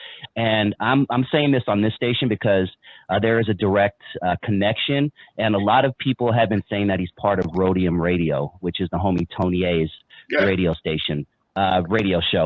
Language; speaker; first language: English; native; English